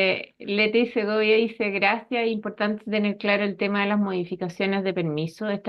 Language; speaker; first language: Spanish; native; Spanish